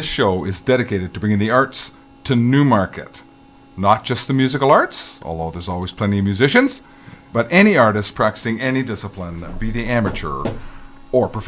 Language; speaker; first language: English; native; English